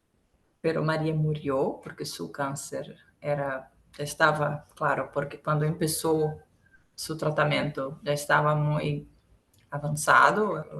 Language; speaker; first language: Spanish; non-native, local second language; Portuguese